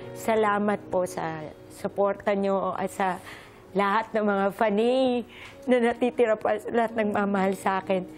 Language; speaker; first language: Filipino; native; Filipino